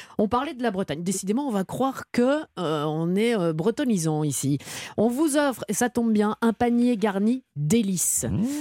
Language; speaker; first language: French; native; French